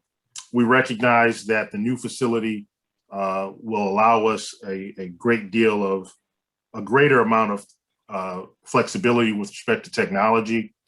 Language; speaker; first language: English; native; English